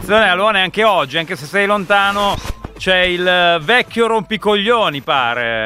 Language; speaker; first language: Italian; native; Italian